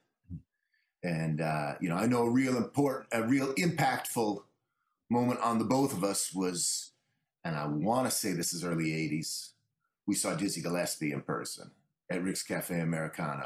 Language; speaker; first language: English; native; English